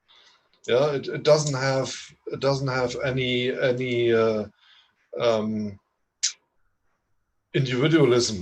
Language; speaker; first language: English; non-native, fluent; German